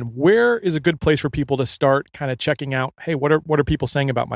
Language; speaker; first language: English; native; English